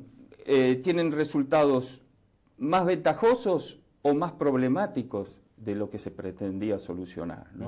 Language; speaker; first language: Spanish; native; Spanish